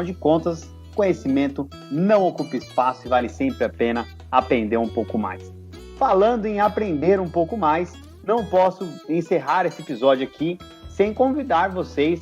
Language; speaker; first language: Portuguese; native; Portuguese